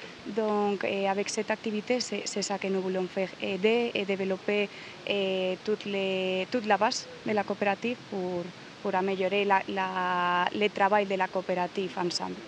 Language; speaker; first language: French; non-native, learner; Spanish